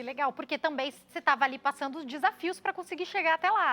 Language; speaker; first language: Portuguese; native; Portuguese